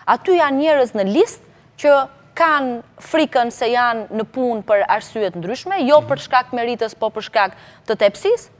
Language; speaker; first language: Albanian; native; Albanian